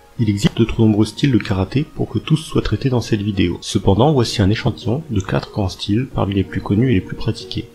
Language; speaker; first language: French; native; French